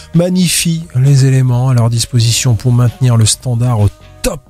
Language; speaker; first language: French; native; French